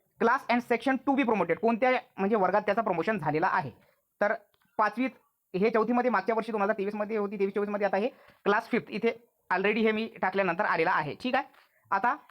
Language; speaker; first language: Marathi; non-native, local second language; Urdu